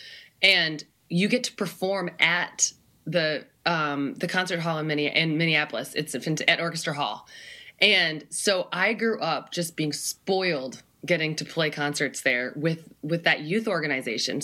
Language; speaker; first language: English; native; English